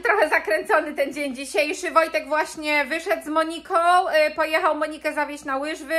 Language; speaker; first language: Polish; native; Polish